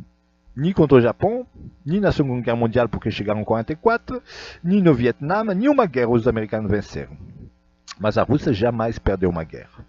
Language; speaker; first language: Portuguese; non-native, fluent; Russian